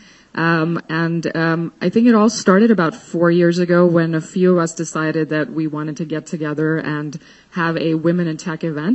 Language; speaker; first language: English; non-native, local second language; Hindi